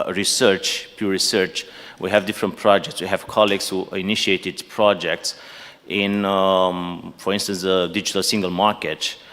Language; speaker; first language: English; non-native, fluent; Romanian